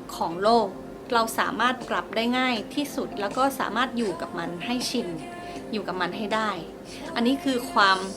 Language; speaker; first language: Thai; native; Thai